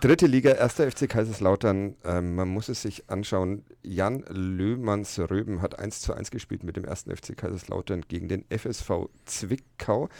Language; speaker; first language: German; native; German